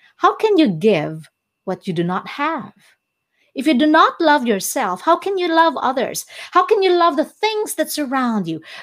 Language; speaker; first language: English; non-native, local second language; Cebuano